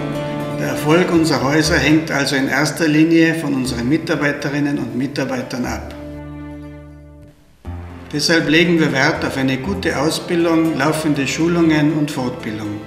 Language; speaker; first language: German; native; German